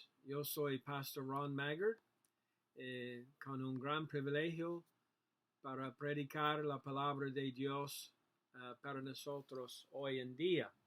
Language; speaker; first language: Spanish; non-native, learner; English